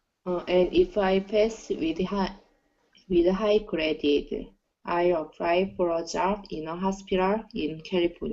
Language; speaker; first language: English; non-native, learner; Korean